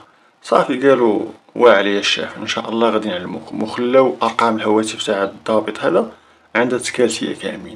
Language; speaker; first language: Arabic; native; Arabic